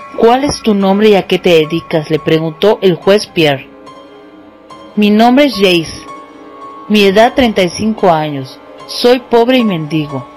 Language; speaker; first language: Spanish; native; Spanish